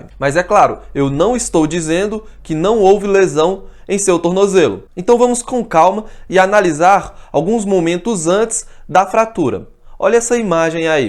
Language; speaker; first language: Portuguese; native; Portuguese